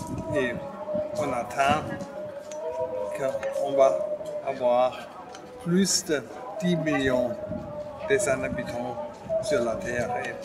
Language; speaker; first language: French; non-native, fluent; German